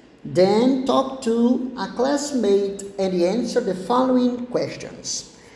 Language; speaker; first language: English; non-native, fluent; Portuguese